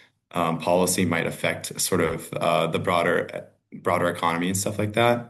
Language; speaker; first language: English; native; English